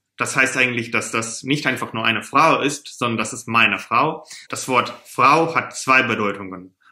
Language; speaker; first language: German; non-native, fluent; Russian